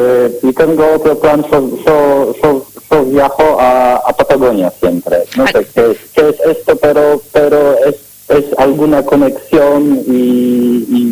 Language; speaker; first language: Spanish; non-native, learner; Polish